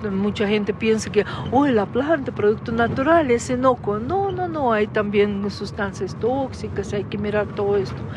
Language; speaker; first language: Spanish; non-native, fluent; Russian